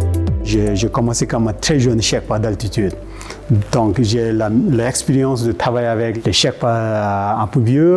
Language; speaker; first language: French; non-native, fluent; Sherpa